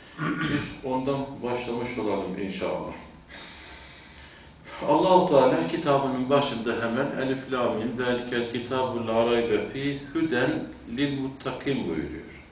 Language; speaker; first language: Turkish; native; Turkish